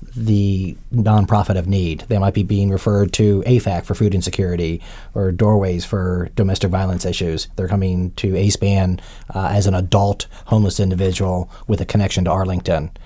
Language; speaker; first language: English; native; English